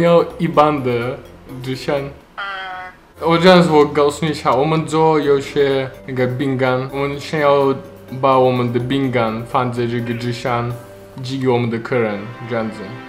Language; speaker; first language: Chinese; non-native, learner; Russian